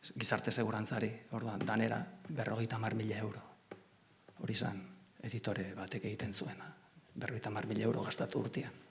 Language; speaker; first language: Basque; non-native, local second language; Spanish